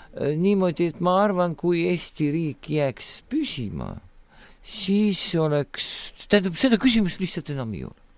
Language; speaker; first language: Estonian; non-native, local second language; Russian